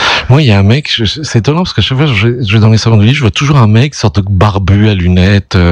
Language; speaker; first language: French; native; French